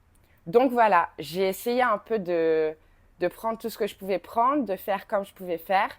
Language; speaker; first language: French; native; French